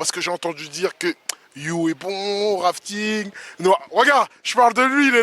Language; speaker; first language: French; native; French